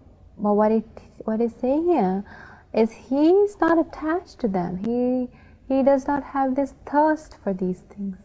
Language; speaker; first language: English; non-native, local second language; Sinhala